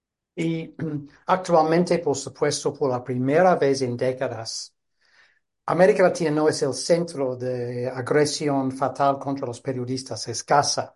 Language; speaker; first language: Spanish; non-native, fluent; English